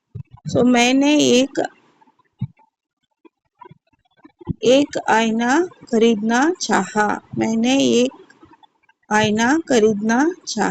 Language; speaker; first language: Hindi; non-native, local second language; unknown